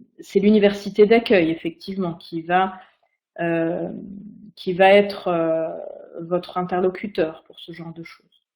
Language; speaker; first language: French; native; French